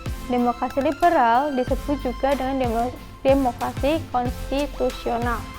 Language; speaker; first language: Indonesian; native; Indonesian